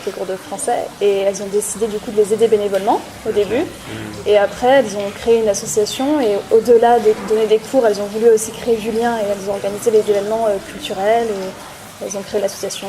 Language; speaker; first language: French; native; French